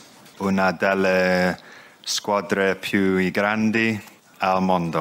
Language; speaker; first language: Italian; non-native, learner; Welsh